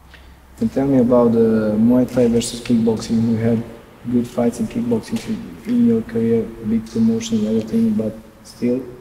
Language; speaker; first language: English; non-native, learner; Serbian